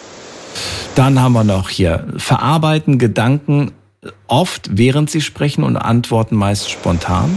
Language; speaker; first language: German; native; German